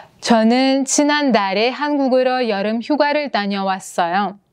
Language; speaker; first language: Korean; non-native, fluent; Russian